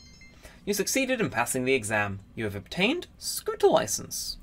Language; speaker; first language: English; native; English